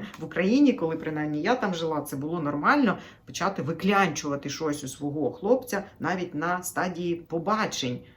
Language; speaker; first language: Ukrainian; native; Ukrainian